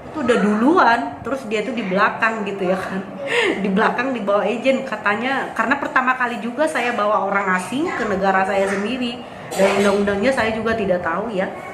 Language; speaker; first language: Indonesian; native; Indonesian